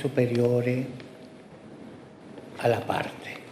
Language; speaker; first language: Italian; non-native, fluent; Spanish